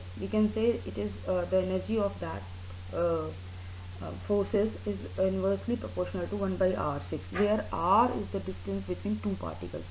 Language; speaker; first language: English; non-native, local second language; Hindi